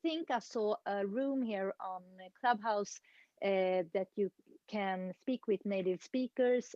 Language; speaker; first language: English; non-native, fluent; Swedish